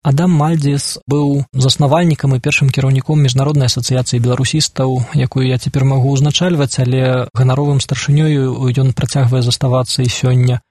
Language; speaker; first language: Belarusian; native; Belarusian